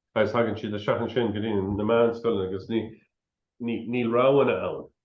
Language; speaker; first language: Irish; non-native, local second language; English